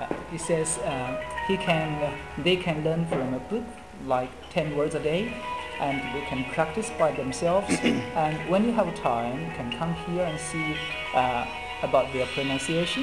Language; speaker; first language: English; non-native, fluent; Chinese